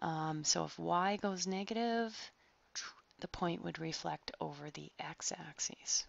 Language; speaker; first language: English; native; English